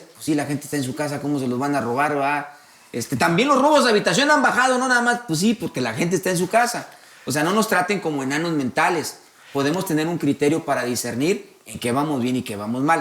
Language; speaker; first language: Spanish; native; Spanish